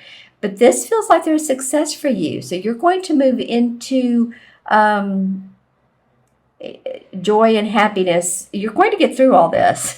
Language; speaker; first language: English; native; English